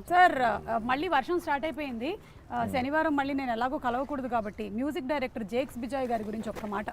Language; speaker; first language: Telugu; native; Telugu